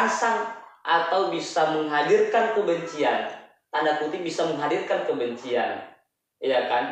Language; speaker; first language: Indonesian; native; Indonesian